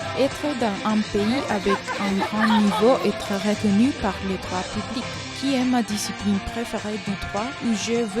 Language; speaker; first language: French; non-native, learner; Spanish